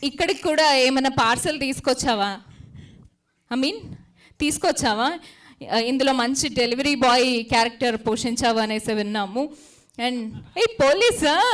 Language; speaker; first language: Telugu; native; Telugu